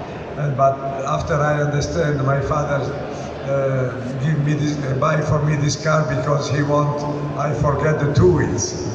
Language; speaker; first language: English; non-native, learner; Italian